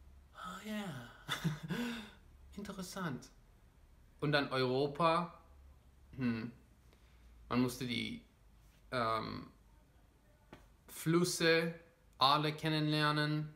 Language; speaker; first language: German; non-native, fluent; English